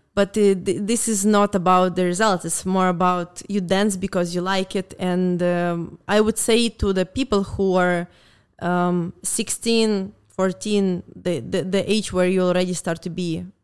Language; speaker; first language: English; non-native, fluent; Russian